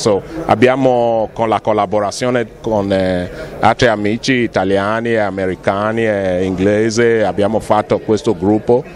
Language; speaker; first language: Italian; non-native, fluent; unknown